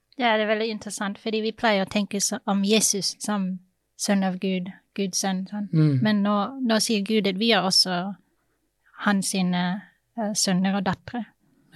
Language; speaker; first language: Norwegian; non-native, fluent; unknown